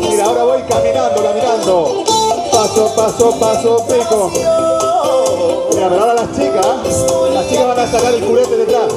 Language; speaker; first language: Spanish; native; Spanish